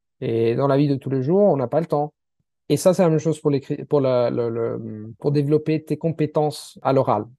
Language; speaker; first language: French; non-native, fluent; Italian